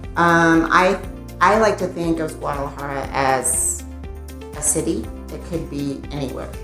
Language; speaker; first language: English; native; English